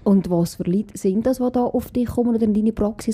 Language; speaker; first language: German; native; German